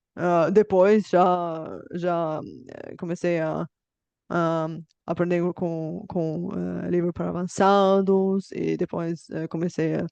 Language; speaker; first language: Portuguese; non-native, fluent; Bulgarian